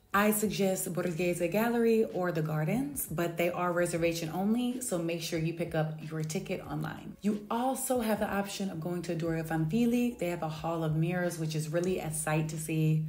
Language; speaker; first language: English; native; English